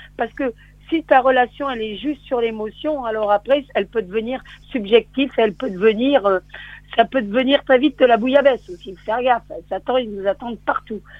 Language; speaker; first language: French; native; French